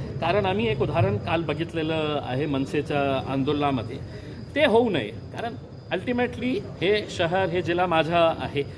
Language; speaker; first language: Marathi; non-native, local second language; Urdu